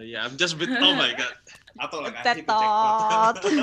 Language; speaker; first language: English; non-native, learner; Indonesian